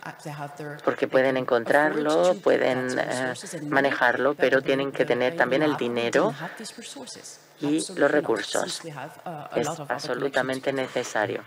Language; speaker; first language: Spanish; non-native, fluent; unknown